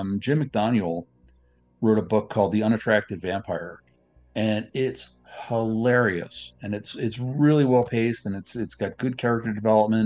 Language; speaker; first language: English; native; English